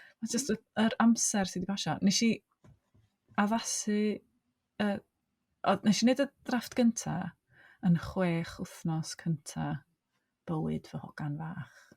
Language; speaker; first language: Welsh; native; Welsh